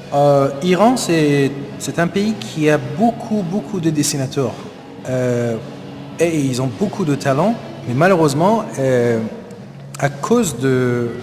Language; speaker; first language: French; non-native, learner; Persian